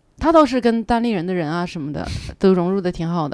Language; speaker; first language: Chinese; native; Chinese